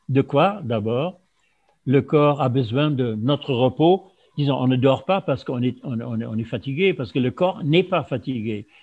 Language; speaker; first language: French; non-native, fluent; German